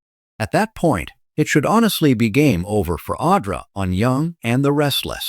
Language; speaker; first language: English; native; English